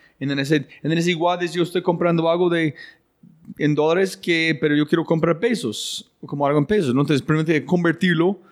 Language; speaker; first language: Spanish; non-native, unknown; English